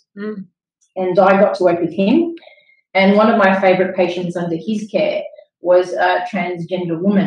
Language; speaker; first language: English; native; English